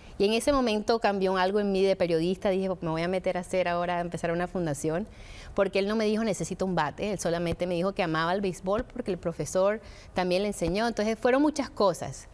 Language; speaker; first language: Spanish; early bilingual, heritage; Spanish